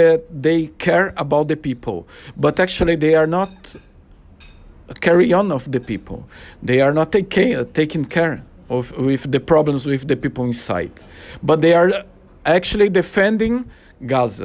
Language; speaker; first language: English; non-native, learner; Portuguese